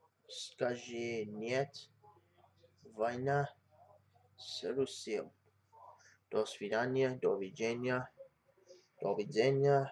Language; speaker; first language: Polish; non-native, learner; English